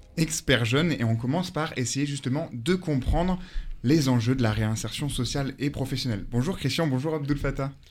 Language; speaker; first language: French; native; French